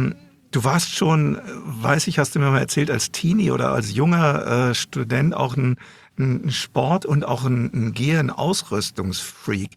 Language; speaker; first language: German; native; German